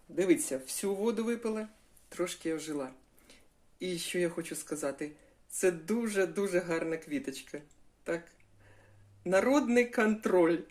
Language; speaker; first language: Ukrainian; non-native, local second language; Russian